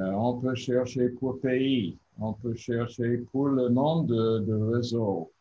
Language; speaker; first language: French; non-native, learner; English